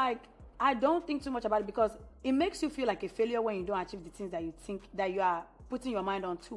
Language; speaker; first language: English; non-native, local second language; Yoruba